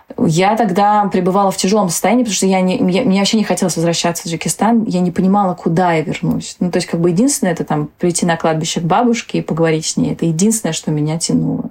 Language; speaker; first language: Russian; early bilingual, other home language; Tajik